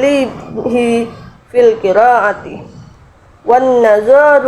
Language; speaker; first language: Arabic; non-native, learner; Indonesian